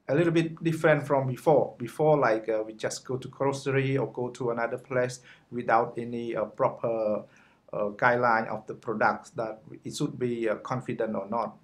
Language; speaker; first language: English; non-native, learner; Khmer